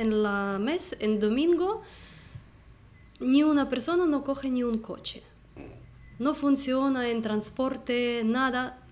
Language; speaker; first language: Spanish; non-native, learner; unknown